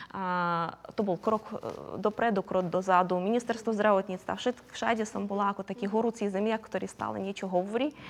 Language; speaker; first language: Slovak; non-native, fluent; Ukrainian